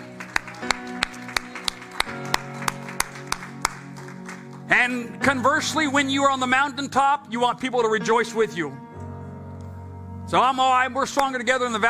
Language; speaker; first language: English; native; English